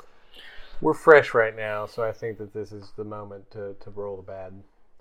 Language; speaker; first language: English; native; English